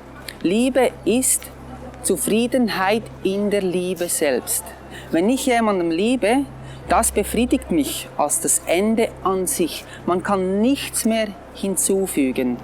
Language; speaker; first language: German; non-native, fluent; English